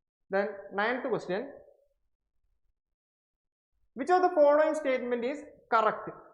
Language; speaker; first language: English; non-native, local second language; Malayalam